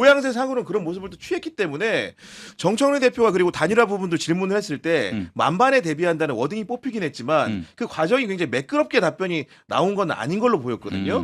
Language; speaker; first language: Korean; native; Korean